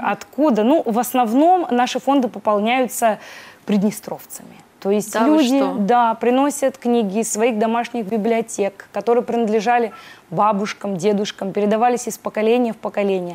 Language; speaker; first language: Russian; native; Russian